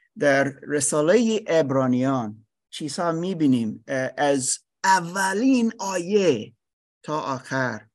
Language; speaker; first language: Persian; non-native, learner; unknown